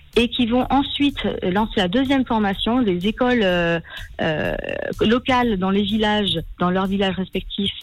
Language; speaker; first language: French; early bilingual, other home language; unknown